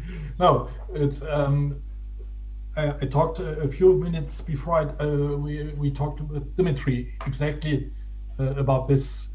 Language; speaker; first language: English; non-native, fluent; German